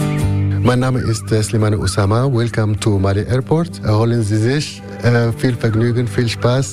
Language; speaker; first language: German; non-native, fluent; Arabic